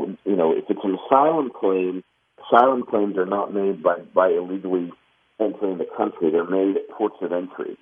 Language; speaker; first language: English; native; English